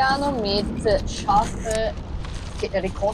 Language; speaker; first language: German; non-native, learner; Italian